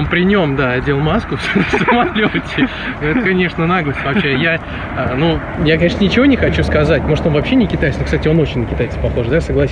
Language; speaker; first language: Russian; native; Russian